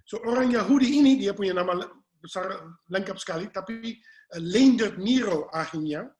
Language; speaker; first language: Indonesian; non-native, fluent; English